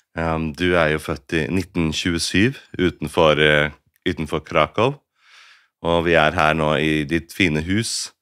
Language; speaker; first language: Norwegian; native; Norwegian